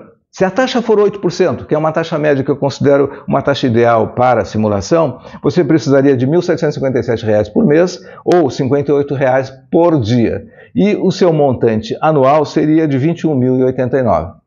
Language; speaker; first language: Portuguese; native; Portuguese